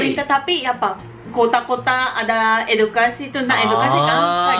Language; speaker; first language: Indonesian; non-native, learner; Japanese